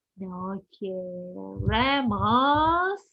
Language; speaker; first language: Spanish; non-native, learner; Japanese